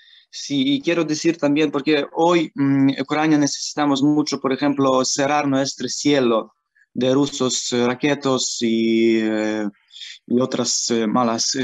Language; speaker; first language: Spanish; non-native, learner; Ukrainian